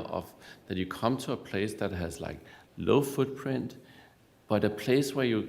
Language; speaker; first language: English; non-native, fluent; Danish